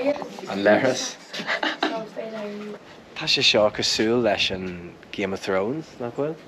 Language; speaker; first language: Irish; non-native, local second language; English